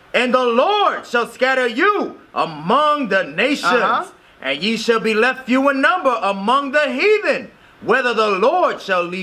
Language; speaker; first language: English; native; English